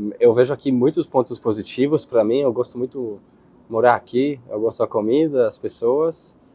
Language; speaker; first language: Portuguese; non-native, fluent; Hebrew